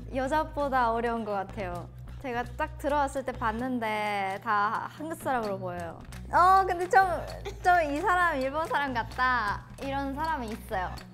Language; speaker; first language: Korean; non-native, fluent; Japanese